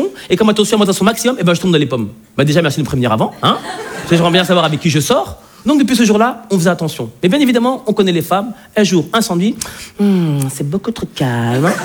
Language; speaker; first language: French; native; French